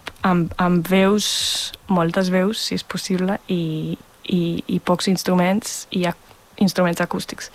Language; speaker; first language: Catalan; non-native, fluent; German